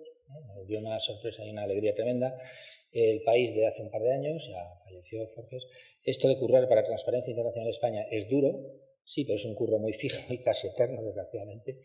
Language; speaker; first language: Spanish; native; Spanish